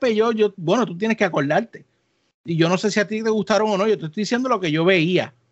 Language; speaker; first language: Spanish; native; Spanish